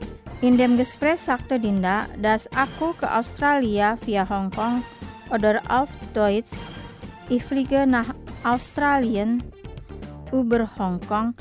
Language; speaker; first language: German; non-native, fluent; Indonesian